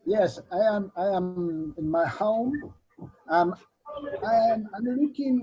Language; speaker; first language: English; non-native, learner; Spanish